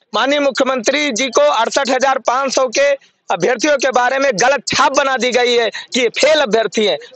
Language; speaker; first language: Hindi; native; Hindi